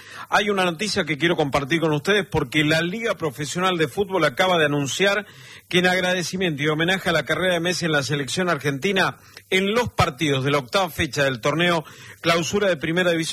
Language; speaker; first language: Spanish; native; Spanish